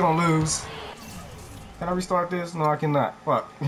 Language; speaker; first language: English; native; English